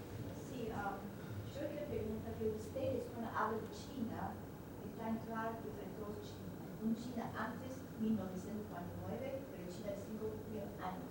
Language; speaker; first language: Spanish; non-native, learner; Chinese